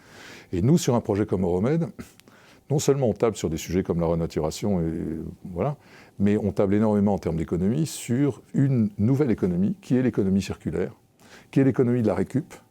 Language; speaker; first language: French; native; French